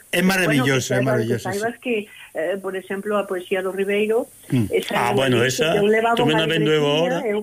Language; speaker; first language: Galician; native; Galician